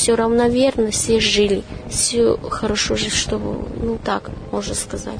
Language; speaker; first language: Russian; non-native, learner; Chinese